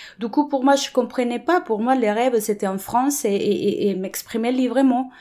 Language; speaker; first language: French; non-native, fluent; Spanish